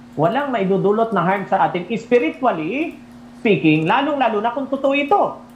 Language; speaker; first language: Filipino; native; Filipino